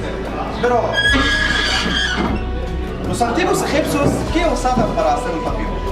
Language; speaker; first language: Spanish; non-native, learner; Arabic